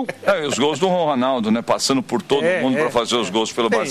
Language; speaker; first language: Portuguese; native; Portuguese